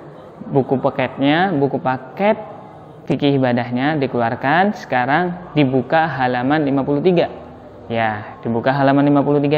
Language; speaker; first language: Indonesian; native; Indonesian